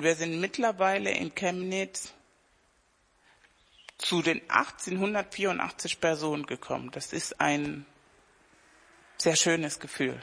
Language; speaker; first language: German; non-native, fluent; Spanish